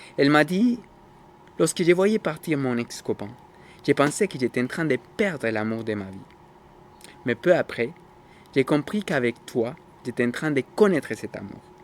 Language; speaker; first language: French; non-native, fluent; Spanish